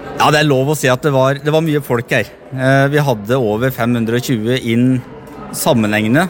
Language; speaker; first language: Norwegian; native; Norwegian